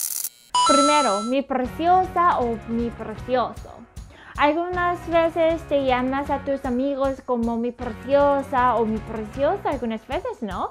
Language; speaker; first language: Spanish; non-native, learner; Korean